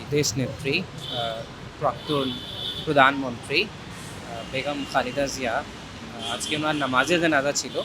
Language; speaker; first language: Bangla; non-native, fluent; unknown